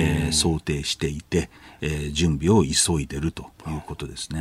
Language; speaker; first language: Japanese; native; Japanese